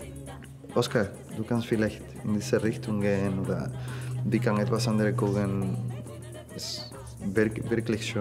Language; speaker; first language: German; non-native, fluent; Spanish